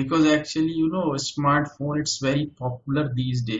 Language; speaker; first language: English; native; English